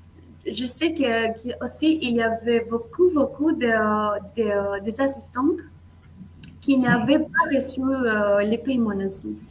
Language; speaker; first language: French; non-native, fluent; Spanish